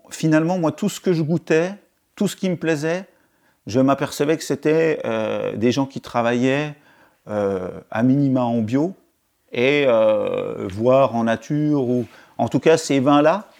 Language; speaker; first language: French; native; French